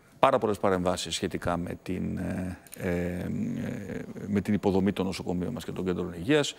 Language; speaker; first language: Greek; native; Greek